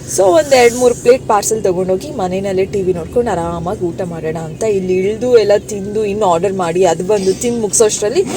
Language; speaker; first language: Kannada; native; Kannada